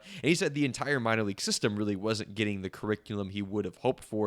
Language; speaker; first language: English; native; English